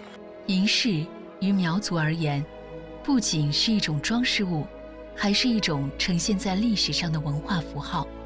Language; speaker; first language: Chinese; native; Chinese